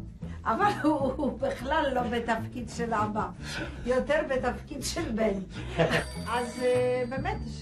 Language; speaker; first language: Hebrew; non-native, fluent; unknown